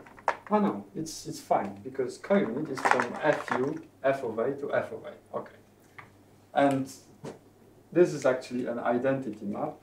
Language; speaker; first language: English; non-native, fluent; Polish